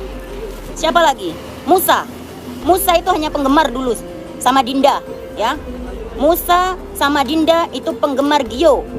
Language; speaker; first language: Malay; non-native, local second language; Javanese